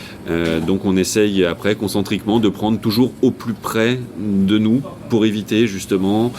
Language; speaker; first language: French; native; French